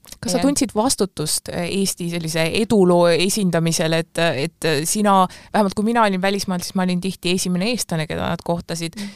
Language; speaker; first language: Estonian; native; Estonian